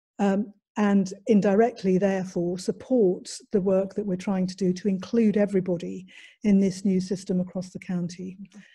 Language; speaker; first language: English; native; English